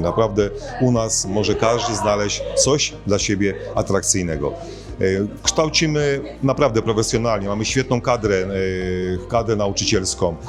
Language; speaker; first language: Polish; native; Polish